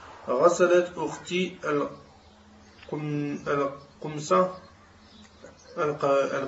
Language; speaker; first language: Arabic; non-native, learner; French